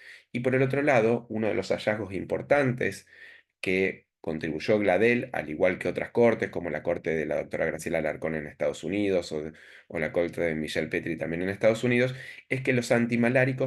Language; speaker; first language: Spanish; native; Spanish